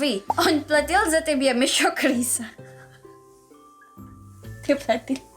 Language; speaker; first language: Russian; non-native, learner; Filipino